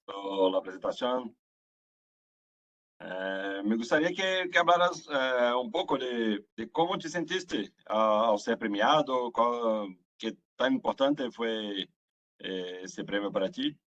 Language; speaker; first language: Spanish; non-native, fluent; Portuguese